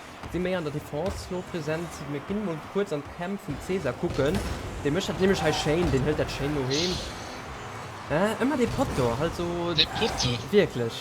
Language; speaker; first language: German; non-native, local second language; Luxembourgish